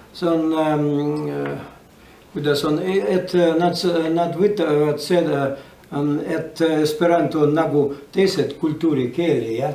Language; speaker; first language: Estonian; non-native, learner; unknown